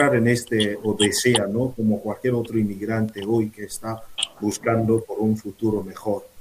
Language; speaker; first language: Spanish; non-native, fluent; Igbo